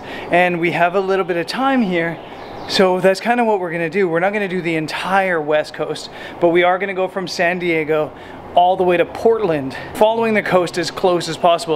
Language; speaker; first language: English; native; English